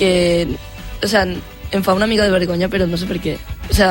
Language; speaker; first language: Catalan; non-native, local second language; Spanish